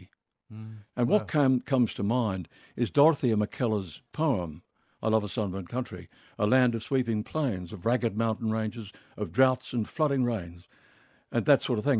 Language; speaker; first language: English; native; English